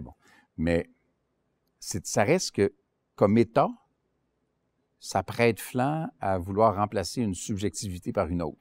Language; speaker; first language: French; native; French